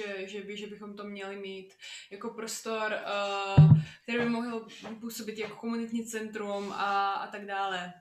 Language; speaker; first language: Czech; non-native, fluent; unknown